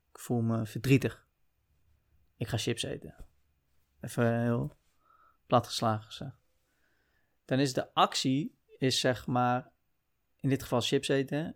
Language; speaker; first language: Dutch; native; Dutch